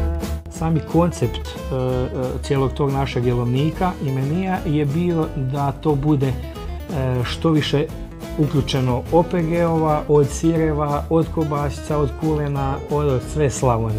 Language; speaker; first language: Croatian; native; Croatian